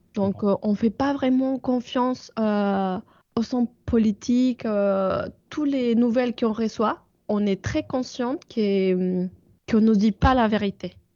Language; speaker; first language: French; non-native, fluent; Spanish